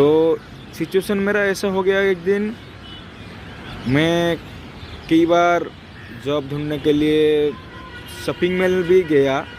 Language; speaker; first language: Hindi; non-native, local second language; Odia